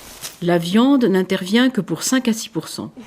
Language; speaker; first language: French; native; French